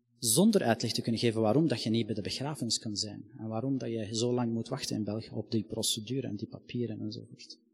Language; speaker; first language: Dutch; non-native, fluent; Arabic